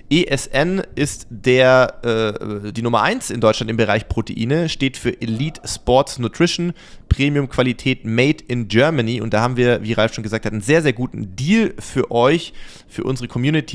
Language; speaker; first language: German; native; German